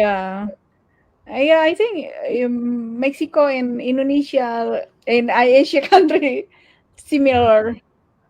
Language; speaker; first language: English; non-native, learner; Indonesian